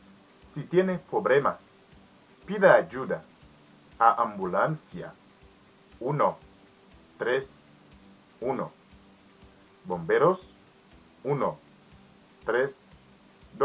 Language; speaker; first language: Spanish; non-native, learner; Haitian Creole